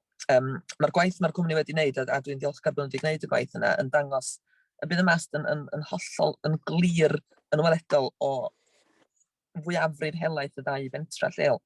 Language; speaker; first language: Welsh; native; Welsh